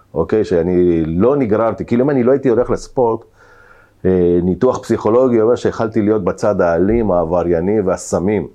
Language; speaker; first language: Hebrew; early bilingual, other home language; Spanish